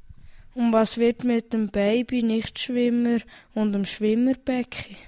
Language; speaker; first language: German; native; German